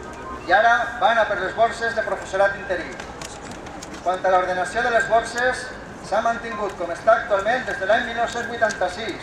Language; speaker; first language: Catalan; native; Catalan